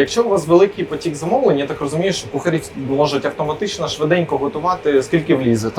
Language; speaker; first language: Ukrainian; native; Ukrainian